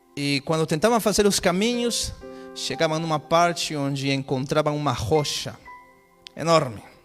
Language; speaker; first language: Portuguese; non-native, fluent; Spanish